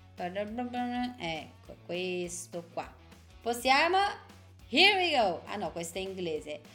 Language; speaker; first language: Italian; non-native, fluent; Portuguese